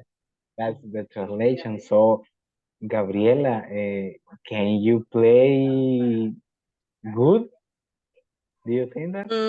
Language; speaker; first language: English; non-native, learner; Spanish